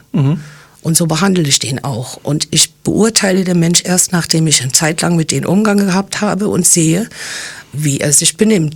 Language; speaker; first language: German; non-native, fluent; English